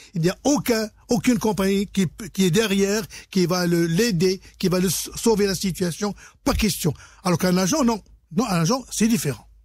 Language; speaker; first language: French; non-native, local second language; Arabic